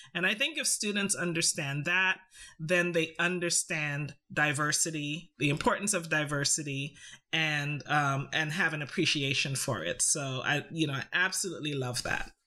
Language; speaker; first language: English; native; English